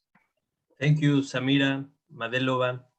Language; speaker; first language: English; non-native, fluent; Spanish